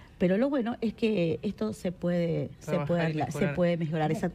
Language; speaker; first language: Spanish; native; Spanish